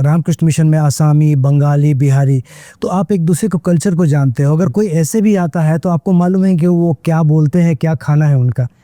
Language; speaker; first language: Hindi; native; Hindi